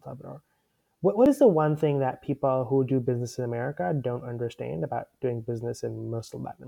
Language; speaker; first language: English; non-native, local second language; Hindi